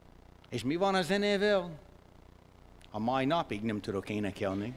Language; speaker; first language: Hungarian; non-native, fluent; English